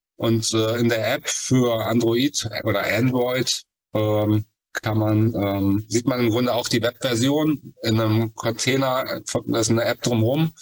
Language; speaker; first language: German; native; German